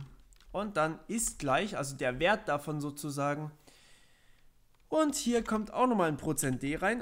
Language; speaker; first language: German; native; German